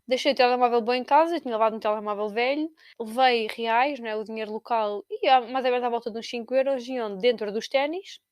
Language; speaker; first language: Portuguese; native; Portuguese